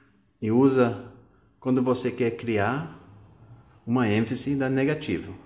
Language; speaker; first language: Portuguese; non-native, fluent; English